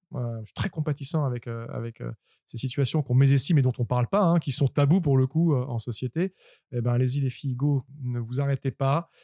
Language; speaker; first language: French; native; French